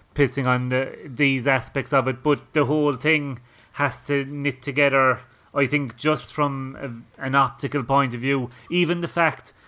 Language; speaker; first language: English; native; English